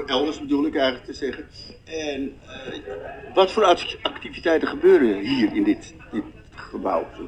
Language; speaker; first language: Dutch; native; Dutch